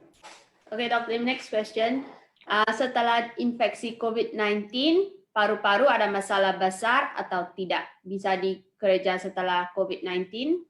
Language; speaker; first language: Indonesian; non-native, fluent; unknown